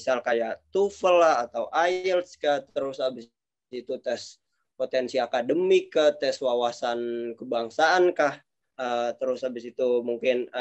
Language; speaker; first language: Indonesian; native; Indonesian